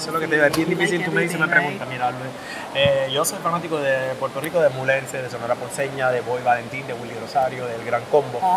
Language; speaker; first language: Spanish; native; Spanish